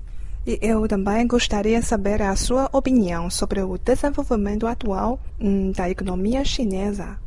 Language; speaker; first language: Portuguese; non-native, fluent; Chinese